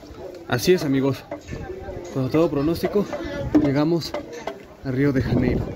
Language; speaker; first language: Spanish; native; Spanish